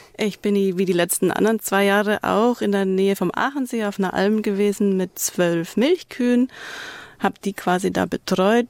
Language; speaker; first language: German; native; German